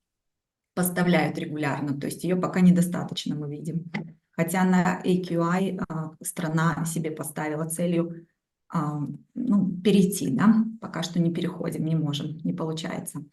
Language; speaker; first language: Russian; native; Russian